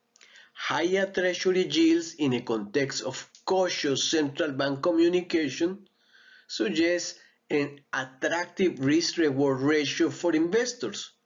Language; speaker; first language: English; non-native, fluent; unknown